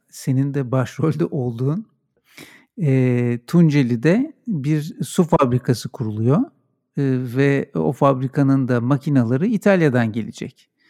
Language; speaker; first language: Turkish; native; Turkish